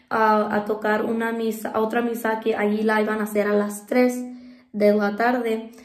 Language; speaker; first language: Spanish; early bilingual, heritage; Spanish